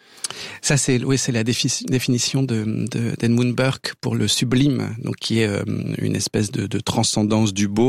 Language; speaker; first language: French; native; French